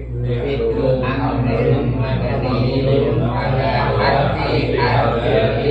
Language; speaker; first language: Arabic; non-native, learner; Indonesian